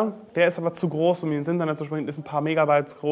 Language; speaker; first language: German; native; German